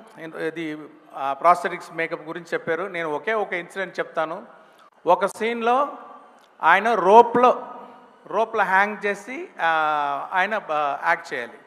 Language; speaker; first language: Telugu; non-native, fluent; Tamil